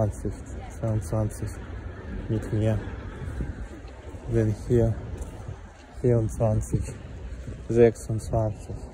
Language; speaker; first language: German; non-native, fluent; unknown